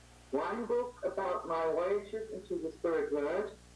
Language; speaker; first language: English; non-native, learner; German